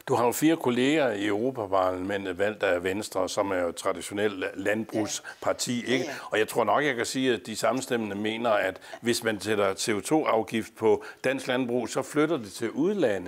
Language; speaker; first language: Danish; native; Danish